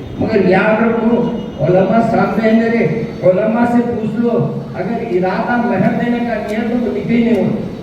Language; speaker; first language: Urdu; native; Urdu